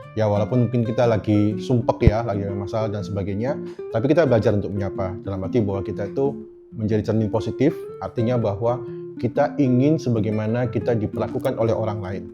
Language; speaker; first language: Indonesian; native; Indonesian